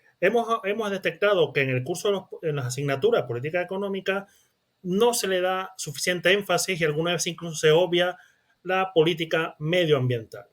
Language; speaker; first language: Spanish; native; Spanish